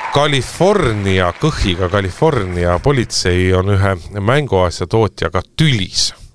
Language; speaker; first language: Estonian; native; Estonian